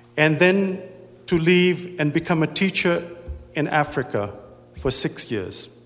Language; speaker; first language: English; native; English